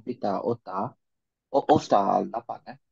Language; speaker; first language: Finnish; non-native, learner; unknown